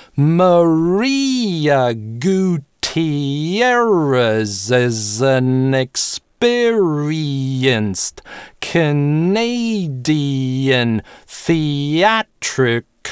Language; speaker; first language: English; non-native, fluent; Russian